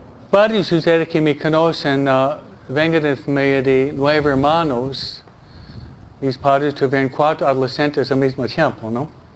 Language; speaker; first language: Spanish; non-native, fluent; English